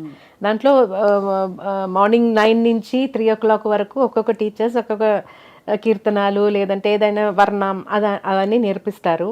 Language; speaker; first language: Telugu; non-native, fluent; Malayalam